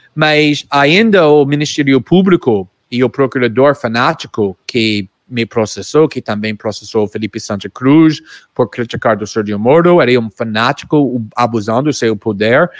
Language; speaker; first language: Portuguese; non-native, fluent; English